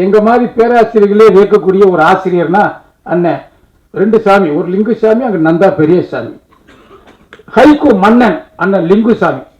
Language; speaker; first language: Tamil; native; Tamil